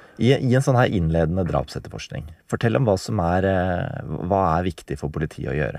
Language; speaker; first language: Norwegian; native; Norwegian